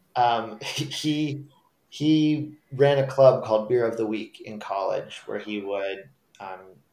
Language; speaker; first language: English; native; English